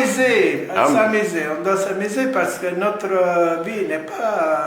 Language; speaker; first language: French; non-native, fluent; Italian